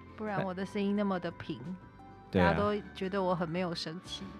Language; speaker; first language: Chinese; non-native, local second language; Min Nan Chinese